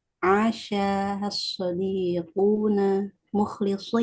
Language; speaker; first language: Arabic; non-native, learner; Indonesian